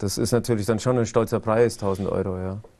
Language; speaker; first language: German; native; German